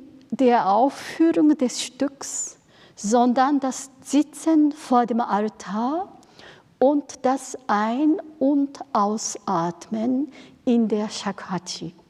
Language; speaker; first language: German; non-native, fluent; Japanese